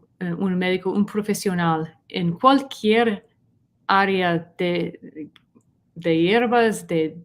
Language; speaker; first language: Spanish; non-native, learner; English